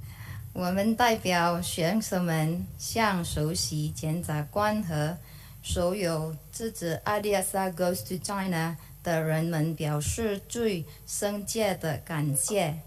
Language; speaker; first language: Chinese; non-native, learner; Indonesian